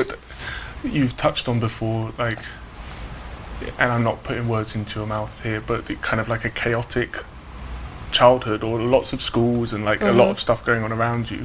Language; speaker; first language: English; native; English